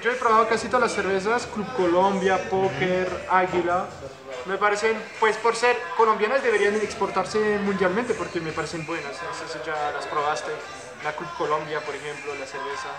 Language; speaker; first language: Spanish; non-native, fluent; French